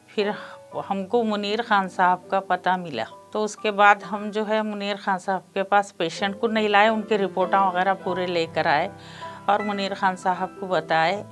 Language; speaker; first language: Hindi; non-native, local second language; Urdu